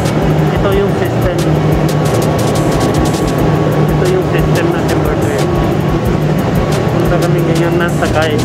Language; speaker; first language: Filipino; non-native, learner; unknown